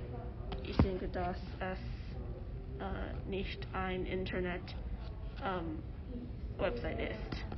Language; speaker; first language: German; non-native, learner; English